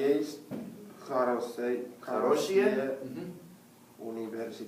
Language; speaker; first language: Russian; non-native, learner; English